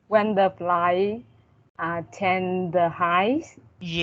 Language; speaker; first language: English; non-native, learner; Vietnamese